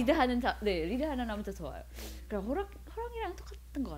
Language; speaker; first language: Korean; non-native, fluent; Indonesian